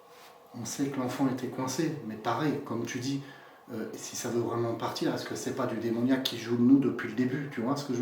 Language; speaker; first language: French; native; French